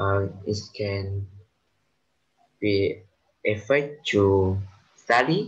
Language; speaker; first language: English; non-native, learner; Vietnamese